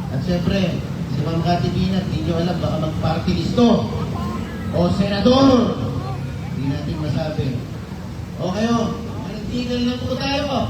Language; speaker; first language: Filipino; native; Filipino